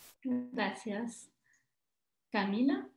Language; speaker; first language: Spanish; non-native, fluent; French